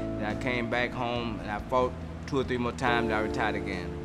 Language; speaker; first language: English; native; English